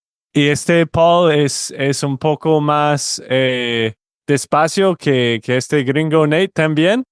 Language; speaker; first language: Spanish; non-native, fluent; English